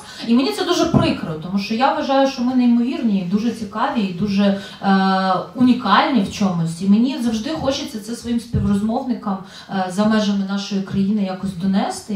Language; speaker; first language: Ukrainian; native; Ukrainian